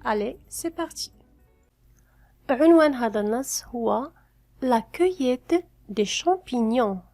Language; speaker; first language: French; non-native, fluent; Arabic